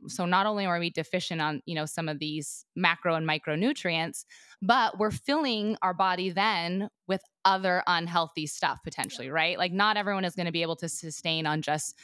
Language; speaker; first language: English; native; English